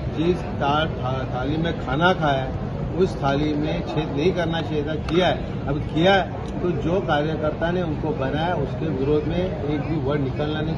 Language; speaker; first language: Hindi; non-native, local second language; Marathi